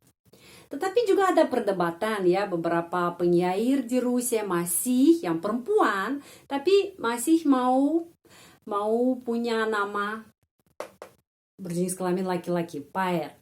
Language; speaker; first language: Indonesian; non-native, fluent; Russian